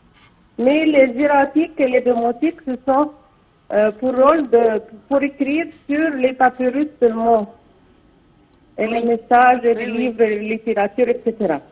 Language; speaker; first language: French; non-native, fluent; Arabic